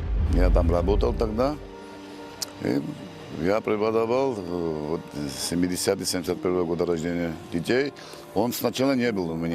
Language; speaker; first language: Russian; non-native, fluent; Georgian